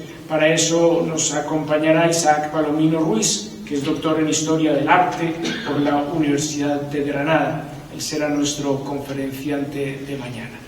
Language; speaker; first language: Spanish; native; Spanish